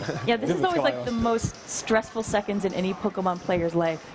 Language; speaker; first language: English; native; English